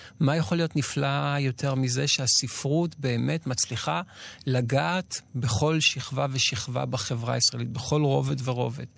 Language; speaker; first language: Hebrew; native; Hebrew